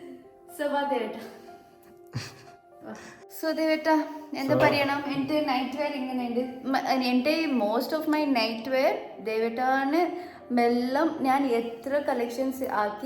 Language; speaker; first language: Malayalam; non-native, local second language; Kannada